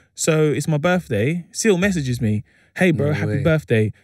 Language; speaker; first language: English; native; English